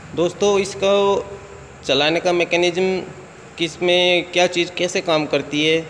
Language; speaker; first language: Hindi; native; Hindi